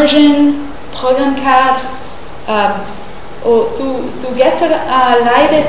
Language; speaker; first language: Icelandic; non-native, learner; English